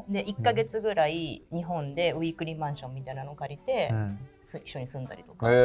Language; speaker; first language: Japanese; native; Japanese